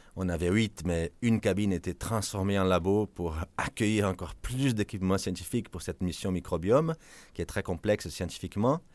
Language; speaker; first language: French; non-native, fluent; Portuguese